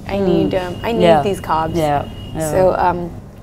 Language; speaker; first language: English; native; English